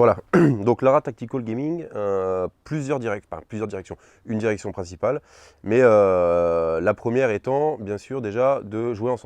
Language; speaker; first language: French; native; French